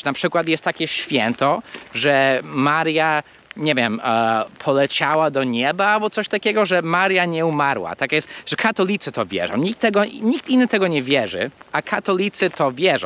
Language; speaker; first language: Polish; non-native, fluent; English